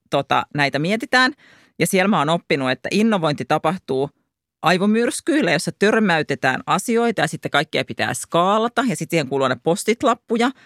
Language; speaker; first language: Finnish; native; Finnish